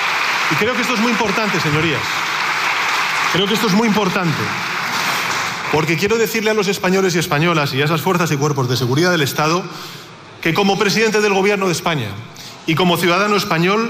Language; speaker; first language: Spanish; native; Spanish